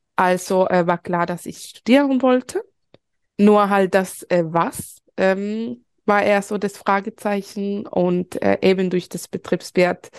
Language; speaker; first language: German; early bilingual, other home language; Spanish